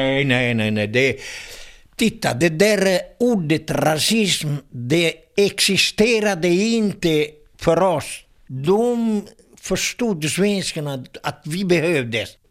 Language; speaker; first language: Swedish; non-native, fluent; Italian